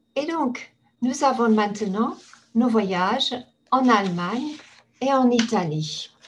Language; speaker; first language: French; non-native, fluent; English